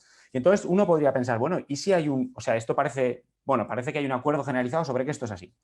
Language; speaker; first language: Spanish; native; Spanish